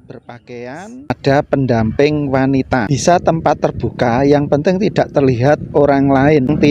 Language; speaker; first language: Indonesian; native; Indonesian